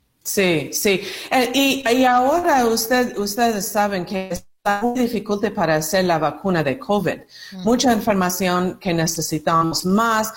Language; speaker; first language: Spanish; non-native, learner; English